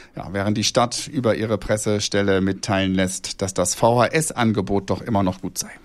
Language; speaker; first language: German; native; German